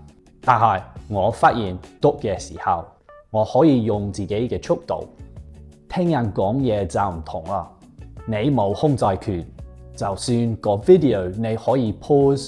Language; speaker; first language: Cantonese; non-native, fluent; English